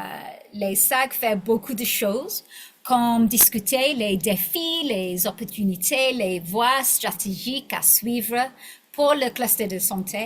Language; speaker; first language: French; non-native, learner; English